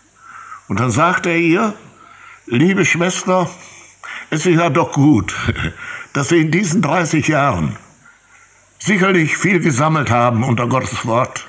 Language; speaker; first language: German; native; German